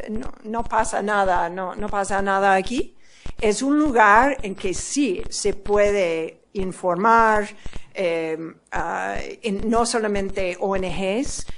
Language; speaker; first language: Spanish; non-native, fluent; English